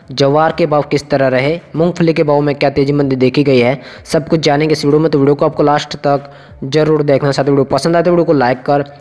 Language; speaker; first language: Hindi; native; Hindi